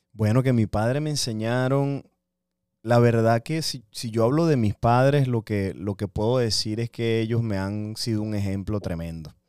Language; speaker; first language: Spanish; native; Spanish